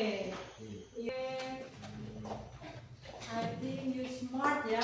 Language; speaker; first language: English; non-native, learner; Indonesian